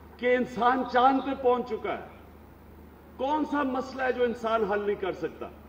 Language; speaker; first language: Urdu; native; Urdu